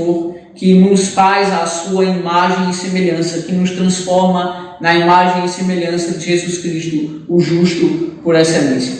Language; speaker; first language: Portuguese; native; Portuguese